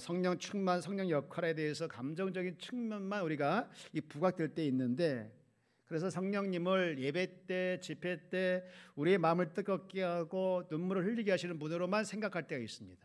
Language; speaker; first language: Korean; native; Korean